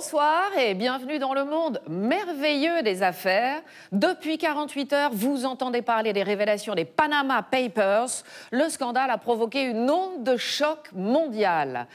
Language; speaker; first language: French; native; French